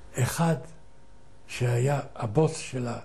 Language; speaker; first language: Hebrew; non-native, fluent; Ladino